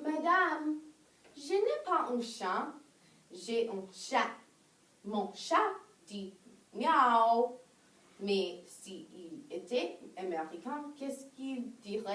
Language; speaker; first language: French; non-native, learner; English